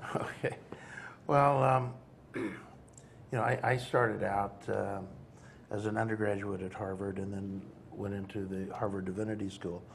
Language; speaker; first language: English; native; English